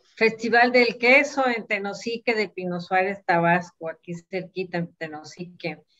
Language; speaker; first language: Spanish; native; Spanish